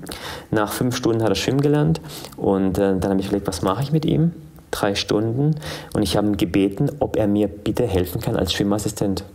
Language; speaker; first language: German; early bilingual, other home language; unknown